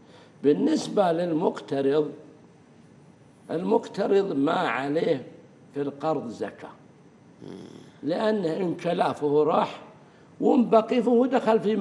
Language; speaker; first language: Arabic; native; Arabic